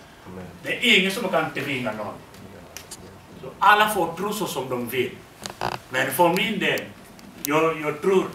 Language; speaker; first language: Swedish; non-native, fluent; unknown